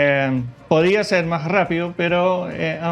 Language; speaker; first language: Spanish; non-native, fluent; Dutch